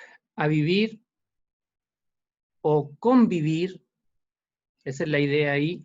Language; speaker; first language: Spanish; native; Spanish